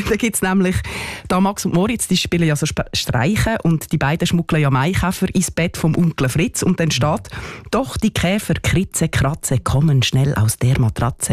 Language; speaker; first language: German; native; German